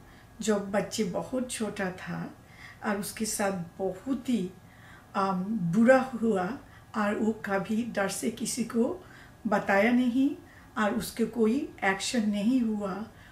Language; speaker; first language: Hindi; non-native, learner; Bangla